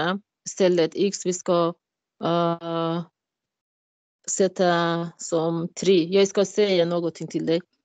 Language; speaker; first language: Swedish; non-native, learner; Arabic